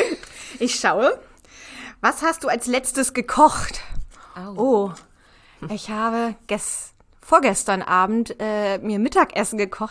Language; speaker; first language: German; native; German